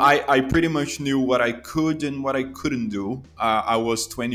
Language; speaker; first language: English; non-native, fluent; Portuguese